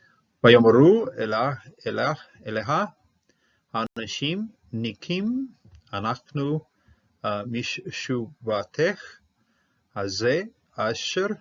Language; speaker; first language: Hebrew; non-native, fluent; English